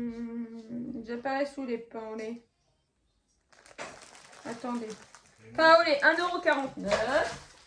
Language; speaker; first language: French; native; French